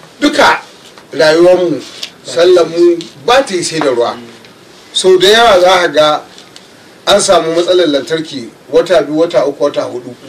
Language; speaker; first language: Hausa; native; Hausa